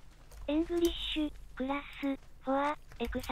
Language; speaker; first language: English; non-native, learner; Japanese